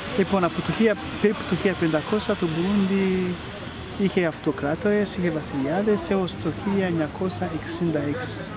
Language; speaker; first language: Greek; non-native, fluent; Rundi